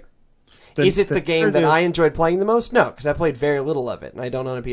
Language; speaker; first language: English; native; English